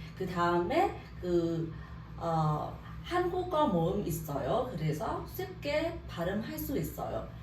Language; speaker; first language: Korean; non-native, learner; Vietnamese